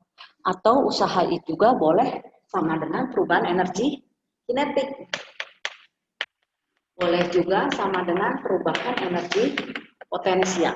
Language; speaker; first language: Indonesian; native; Indonesian